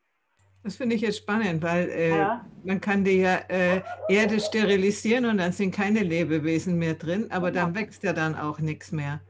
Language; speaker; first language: German; native; German